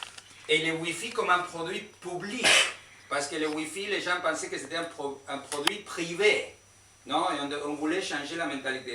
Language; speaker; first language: French; non-native, learner; Spanish